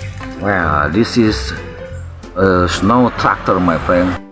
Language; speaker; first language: English; non-native, learner; Indonesian